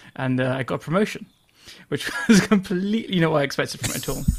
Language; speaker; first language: English; native; English